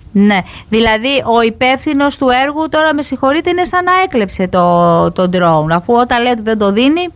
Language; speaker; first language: Greek; native; Greek